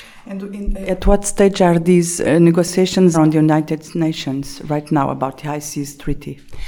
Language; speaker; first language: English; non-native, fluent; Portuguese